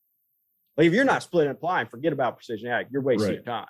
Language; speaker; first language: English; native; English